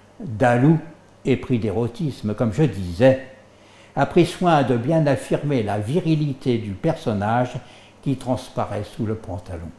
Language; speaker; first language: French; native; French